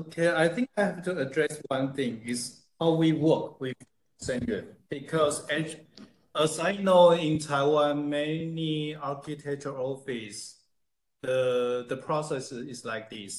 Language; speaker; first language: English; non-native, fluent; Chinese